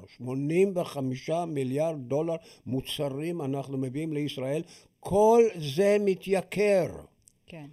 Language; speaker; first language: Hebrew; native; Hebrew